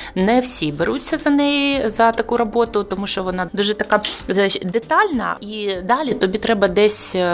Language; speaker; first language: Ukrainian; non-native, local second language; Russian